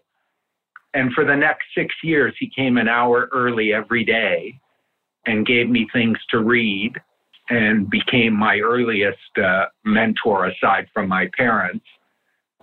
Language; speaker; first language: English; early bilingual, other home language; Italian